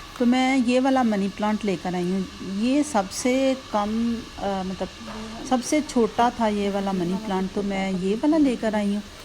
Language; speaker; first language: Urdu; native; Urdu